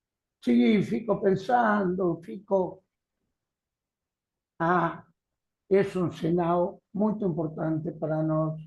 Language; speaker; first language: Portuguese; non-native, learner; Spanish